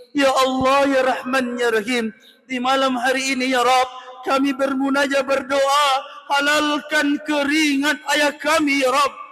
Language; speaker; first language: Malay; non-native, local second language; Buginese